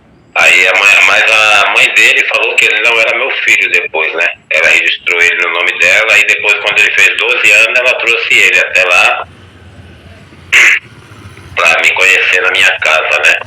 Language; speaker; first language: Portuguese; native; Portuguese